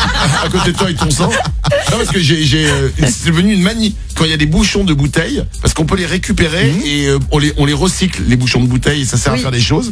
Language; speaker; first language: French; native; French